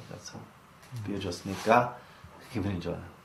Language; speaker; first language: Korean; early bilingual, heritage; English